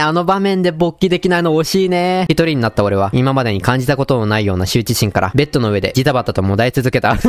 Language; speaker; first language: Japanese; native; Japanese